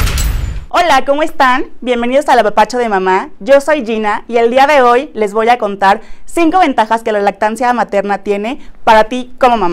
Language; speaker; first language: Spanish; native; Spanish